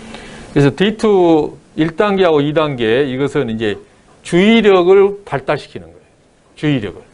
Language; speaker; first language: Korean; native; Korean